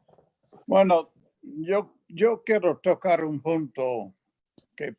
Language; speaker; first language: Spanish; non-native, fluent; English